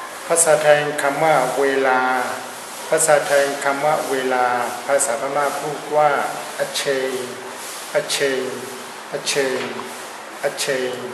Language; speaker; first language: Thai; non-native, fluent; Burmese